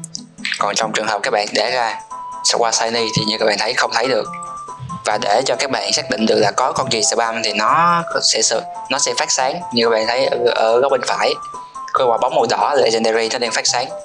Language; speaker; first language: Vietnamese; native; Vietnamese